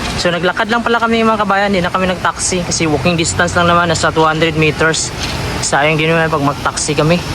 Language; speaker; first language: Filipino; non-native, local second language; Cebuano